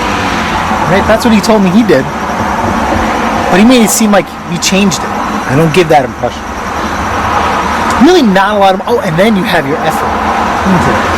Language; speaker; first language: English; native; English